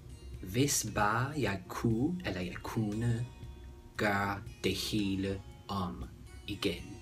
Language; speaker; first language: Danish; non-native, fluent; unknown